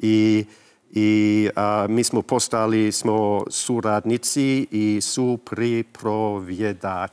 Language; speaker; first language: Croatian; early bilingual, heritage; English